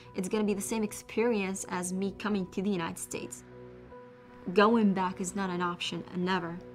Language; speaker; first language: English; non-native, fluent; Arabic